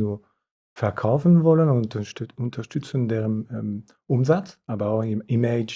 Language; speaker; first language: German; non-native, fluent; French